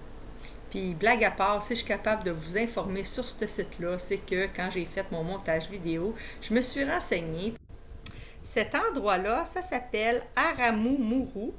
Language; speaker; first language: French; native; French